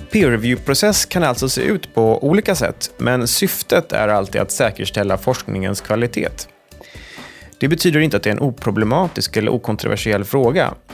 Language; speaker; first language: Swedish; native; Swedish